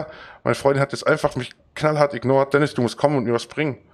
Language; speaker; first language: German; native; German